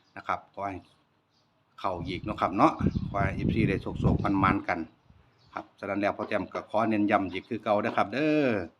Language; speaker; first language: Thai; native; Thai